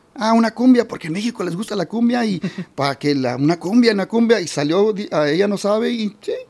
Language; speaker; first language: Spanish; early bilingual, heritage; Spanish